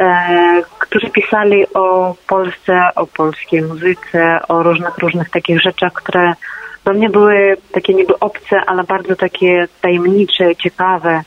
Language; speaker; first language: Polish; non-native, fluent; Ukrainian